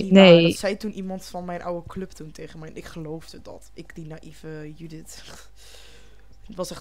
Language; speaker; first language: Dutch; native; Dutch